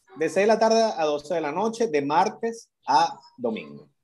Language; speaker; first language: Spanish; native; Spanish